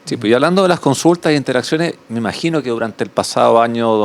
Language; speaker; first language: Spanish; native; Spanish